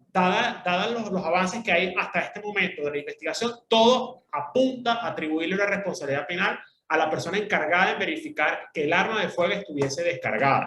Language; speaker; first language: Spanish; native; Spanish